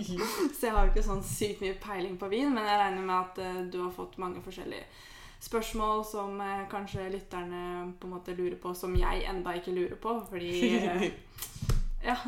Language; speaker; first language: Norwegian; native; Norwegian